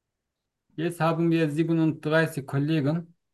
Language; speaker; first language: German; non-native, learner; Turkish